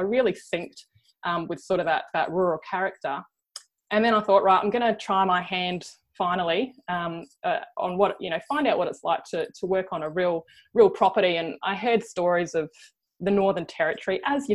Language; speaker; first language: English; native; English